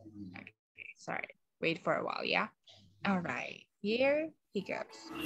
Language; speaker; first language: English; non-native, fluent; Indonesian